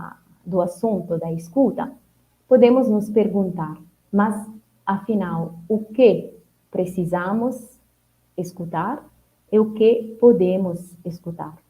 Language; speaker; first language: Portuguese; non-native, fluent; Italian